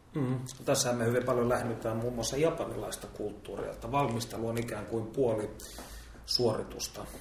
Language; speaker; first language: Finnish; native; Finnish